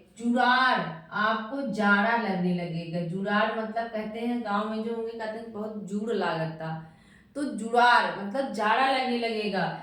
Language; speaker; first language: Hindi; native; Hindi